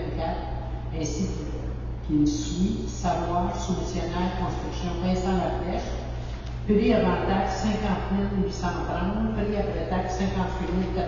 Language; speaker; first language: French; native; French